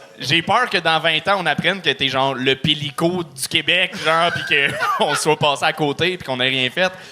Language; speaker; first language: French; native; French